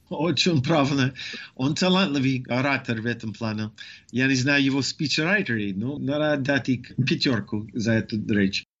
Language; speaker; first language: Russian; non-native, fluent; English